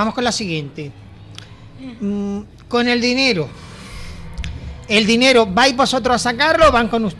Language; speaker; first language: Spanish; native; Spanish